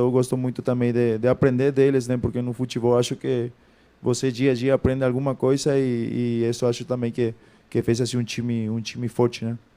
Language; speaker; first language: Portuguese; non-native, fluent; Spanish